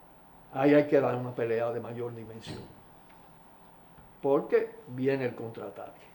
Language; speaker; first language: Spanish; native; Spanish